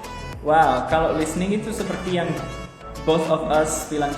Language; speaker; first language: Indonesian; non-native, fluent; English